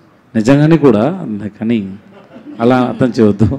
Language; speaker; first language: Telugu; non-native, local second language; Tamil